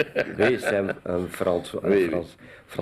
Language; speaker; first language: French; non-native, local second language; Dutch